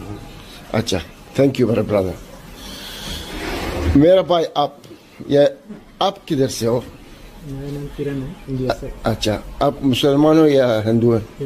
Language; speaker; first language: Hindi; non-native, learner; Arabic